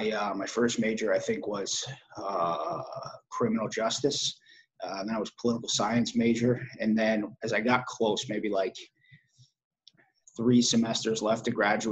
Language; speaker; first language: English; native; English